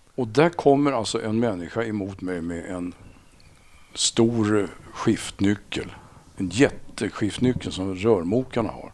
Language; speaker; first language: Swedish; native; Swedish